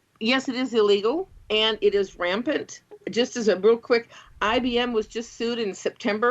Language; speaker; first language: English; native; English